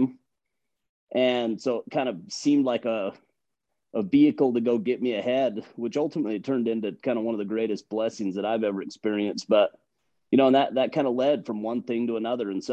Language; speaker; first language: English; native; English